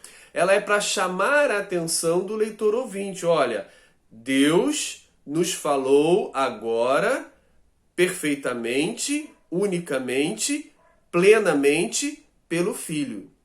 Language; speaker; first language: Portuguese; native; Portuguese